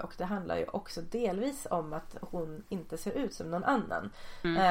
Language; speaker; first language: Swedish; native; Swedish